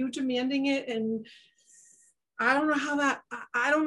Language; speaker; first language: English; native; English